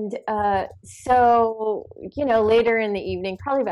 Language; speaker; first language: English; native; English